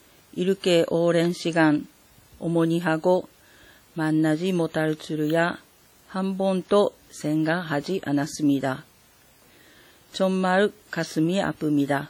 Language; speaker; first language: Korean; non-native, fluent; Japanese